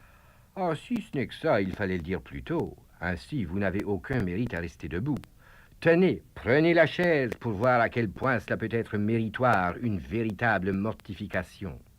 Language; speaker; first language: French; native; French